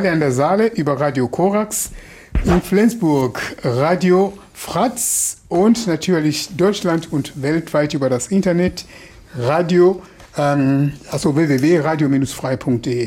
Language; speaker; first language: German; non-native, fluent; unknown